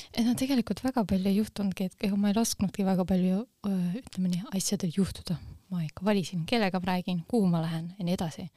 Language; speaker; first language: Estonian; non-native, local second language; Russian